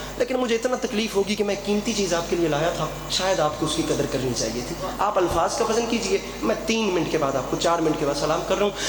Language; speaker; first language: Urdu; non-native, local second language; Punjabi